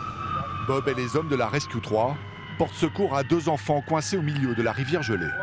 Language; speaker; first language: French; native; French